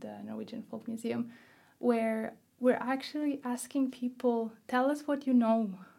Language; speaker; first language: English; non-native, fluent; Spanish